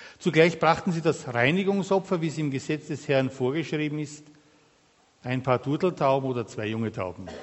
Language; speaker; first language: German; native; German